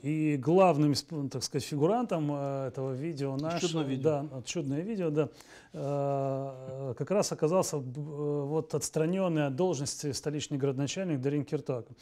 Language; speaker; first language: Russian; native; Russian